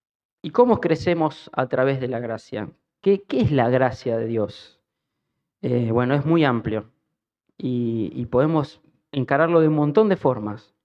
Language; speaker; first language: Spanish; native; Spanish